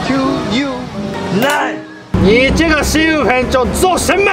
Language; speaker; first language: Chinese; non-native, fluent; Japanese